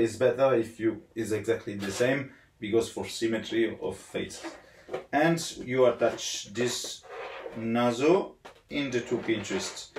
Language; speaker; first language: English; non-native, learner; Italian